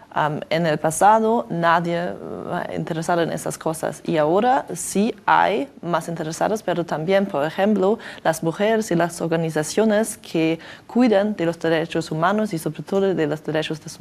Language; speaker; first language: Spanish; non-native, learner; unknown